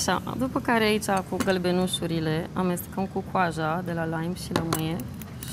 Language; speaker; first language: Romanian; native; Romanian